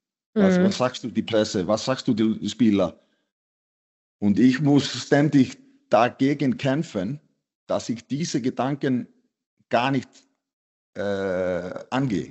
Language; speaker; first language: German; non-native, fluent; Icelandic